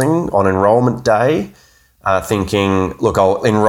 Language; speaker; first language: English; native; English